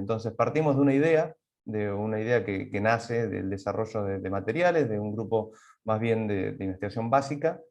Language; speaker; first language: Spanish; native; Spanish